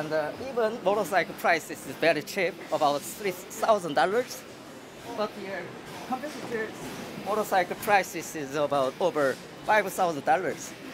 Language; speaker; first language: English; non-native, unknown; Korean